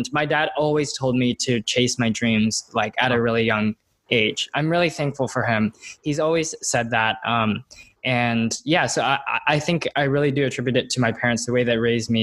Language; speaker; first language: English; native; English